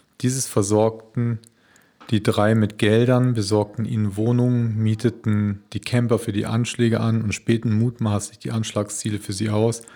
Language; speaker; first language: German; native; German